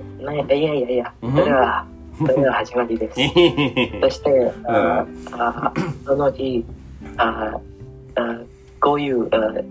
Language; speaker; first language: Japanese; non-native, learner; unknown